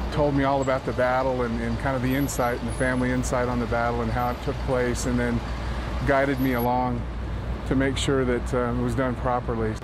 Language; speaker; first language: English; native; English